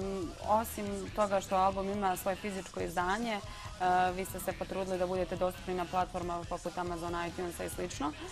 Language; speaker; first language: Bosnian; native; Bosnian